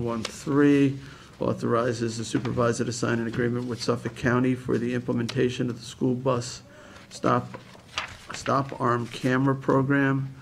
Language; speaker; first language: English; native; English